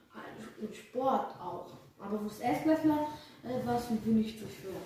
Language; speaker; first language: German; early bilingual, other home language; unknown